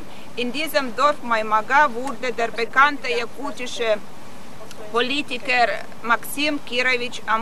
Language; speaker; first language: German; non-native, fluent; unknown